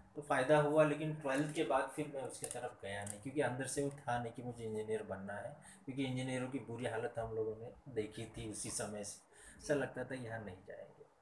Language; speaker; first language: Hindi; non-native, local second language; Marathi